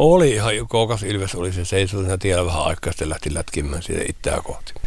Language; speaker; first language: Finnish; native; Finnish